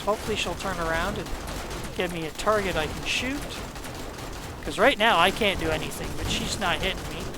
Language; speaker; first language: English; native; English